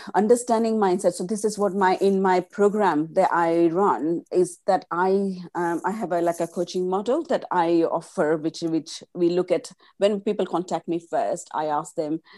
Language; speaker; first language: English; non-native, local second language; Gujarati